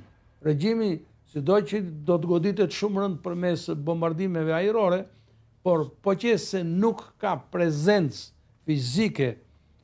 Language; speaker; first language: Albanian; native; Albanian